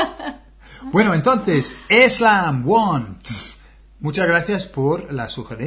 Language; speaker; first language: Spanish; non-native, fluent; English